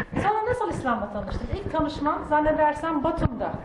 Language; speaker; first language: Turkish; native; Turkish